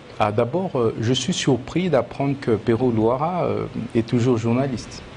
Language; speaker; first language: French; non-native, local second language; Lingala